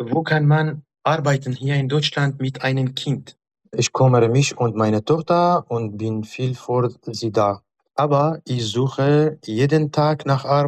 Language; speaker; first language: German; non-native, learner; Arabic